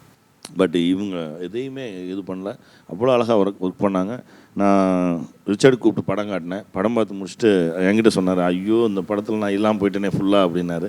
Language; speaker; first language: Tamil; native; Tamil